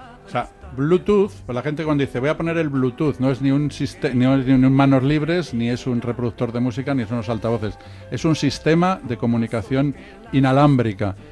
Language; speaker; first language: Spanish; native; Spanish